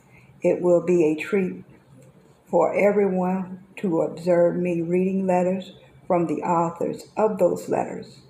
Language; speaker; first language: English; native; English